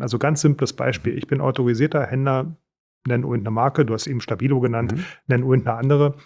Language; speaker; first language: German; native; German